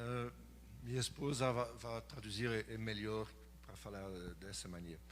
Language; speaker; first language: Portuguese; non-native, learner; French